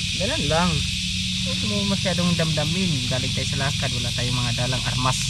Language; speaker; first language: Filipino; non-native, local second language; Cebuano